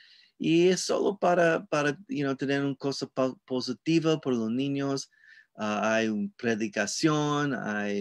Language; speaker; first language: Spanish; non-native, learner; English